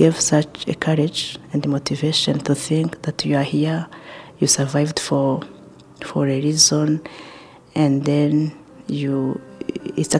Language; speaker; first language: English; non-native, local second language; Kinyarwanda